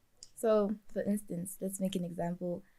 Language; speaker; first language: English; non-native, local second language; Swati